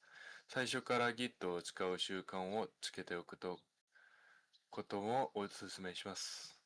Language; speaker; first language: Japanese; non-native, fluent; Korean